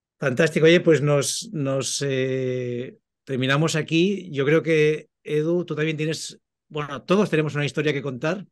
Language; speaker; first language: Spanish; native; Spanish